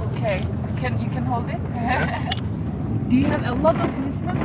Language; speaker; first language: English; non-native, learner; Turkish